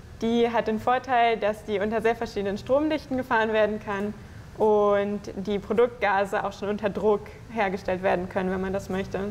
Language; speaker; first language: German; native; German